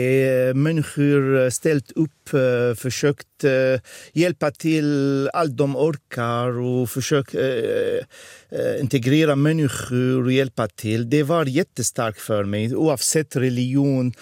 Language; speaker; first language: Swedish; non-native, fluent; Arabic